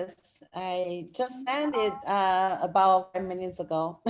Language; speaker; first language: English; non-native, fluent; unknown